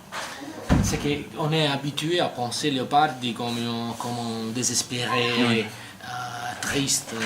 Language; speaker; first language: French; non-native, learner; Italian